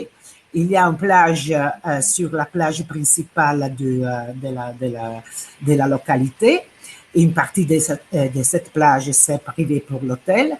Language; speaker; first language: French; non-native, fluent; Italian